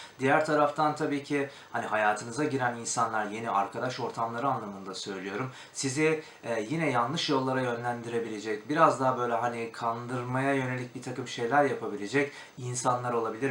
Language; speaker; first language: Turkish; native; Turkish